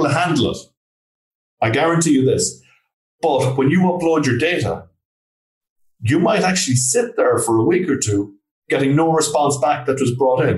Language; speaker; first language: English; native; English